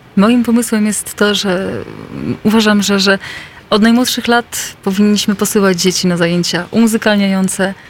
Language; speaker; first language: Polish; native; Polish